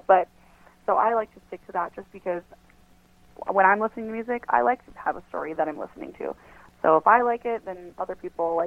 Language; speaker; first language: English; native; English